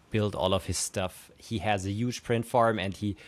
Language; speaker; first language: English; non-native, fluent; German